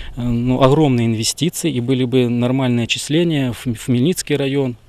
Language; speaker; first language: Russian; non-native, local second language; Ukrainian